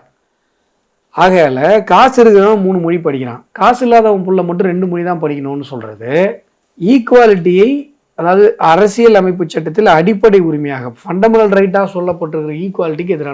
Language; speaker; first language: Tamil; native; Tamil